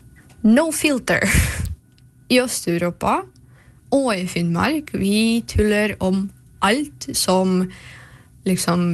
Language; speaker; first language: Norwegian; non-native, fluent; Russian